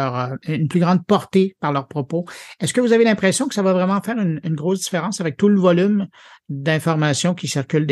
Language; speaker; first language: French; native; French